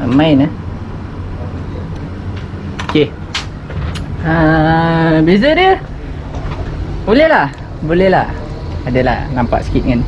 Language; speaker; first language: Malay; native; Malay